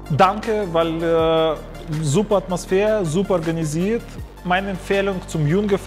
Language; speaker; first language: German; non-native, learner; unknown